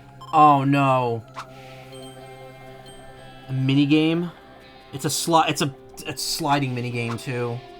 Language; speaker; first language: English; native; English